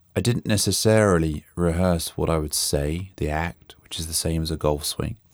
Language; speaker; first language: English; native; English